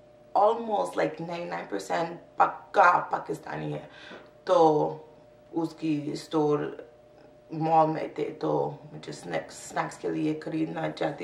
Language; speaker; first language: Hindi; non-native, learner; English